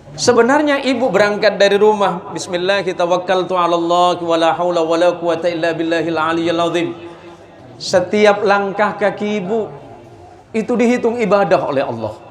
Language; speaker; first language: Indonesian; non-native, local second language; Madurese